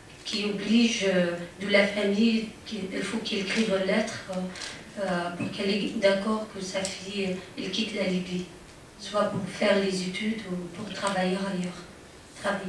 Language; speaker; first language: French; non-native, fluent; Arabic